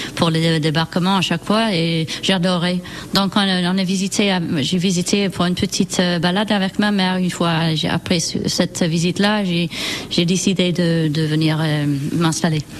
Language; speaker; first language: French; non-native, learner; English